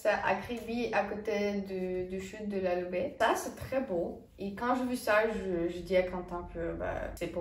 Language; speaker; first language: French; non-native, fluent; Estonian